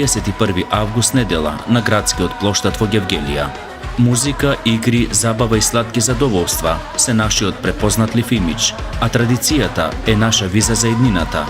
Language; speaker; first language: Macedonian; native; Macedonian